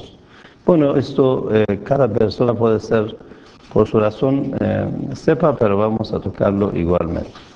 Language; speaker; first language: Spanish; non-native, fluent; Persian